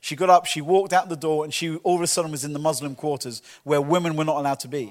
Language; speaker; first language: English; native; English